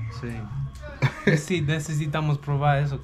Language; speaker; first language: Spanish; non-native, learner; English